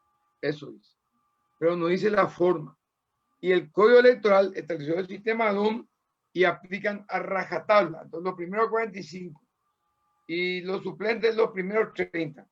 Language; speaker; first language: Spanish; native; Spanish